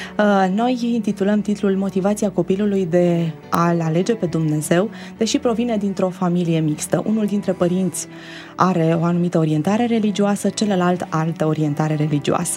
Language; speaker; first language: Romanian; native; Romanian